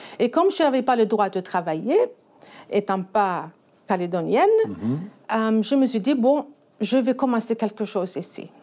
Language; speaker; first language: French; non-native, fluent; Icelandic